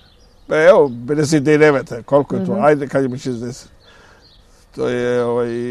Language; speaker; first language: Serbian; non-native, fluent; Arabic